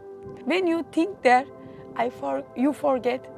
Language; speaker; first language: English; non-native, learner; Turkish